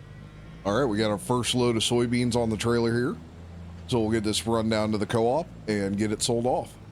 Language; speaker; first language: English; native; English